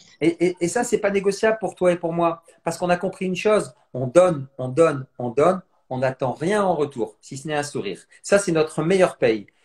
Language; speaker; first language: French; native; French